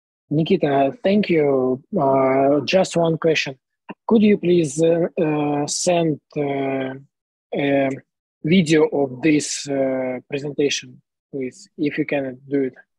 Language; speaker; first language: English; non-native, learner; Russian